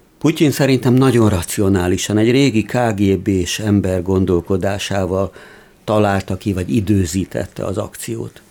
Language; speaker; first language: Hungarian; native; Hungarian